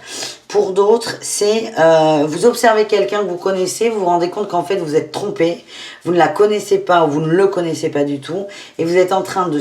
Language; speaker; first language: French; native; French